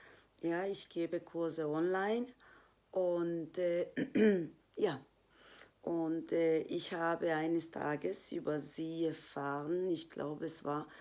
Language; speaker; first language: German; non-native, fluent; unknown